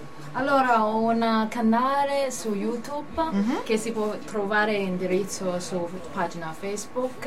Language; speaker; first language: Italian; non-native, learner; Cantonese